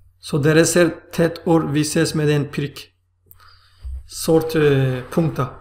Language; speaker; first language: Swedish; non-native, fluent; Turkish